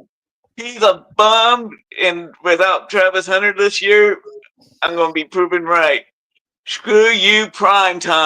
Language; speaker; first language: English; native; English